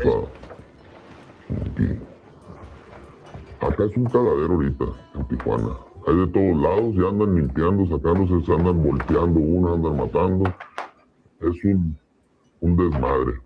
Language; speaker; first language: Spanish; native; Spanish